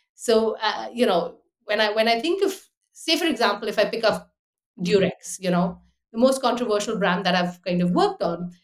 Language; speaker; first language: English; non-native, fluent; Hindi